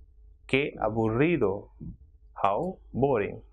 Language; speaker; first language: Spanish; non-native, fluent; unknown